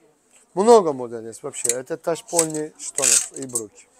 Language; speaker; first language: Russian; non-native, learner; Turkish